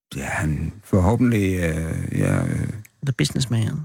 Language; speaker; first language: Danish; non-native, fluent; English